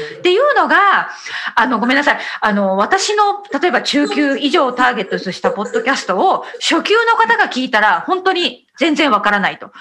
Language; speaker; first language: Japanese; native; Japanese